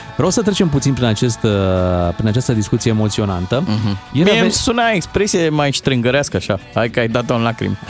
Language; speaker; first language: Romanian; native; Romanian